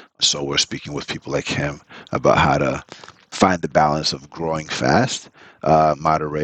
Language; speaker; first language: English; early bilingual, other home language; Spanish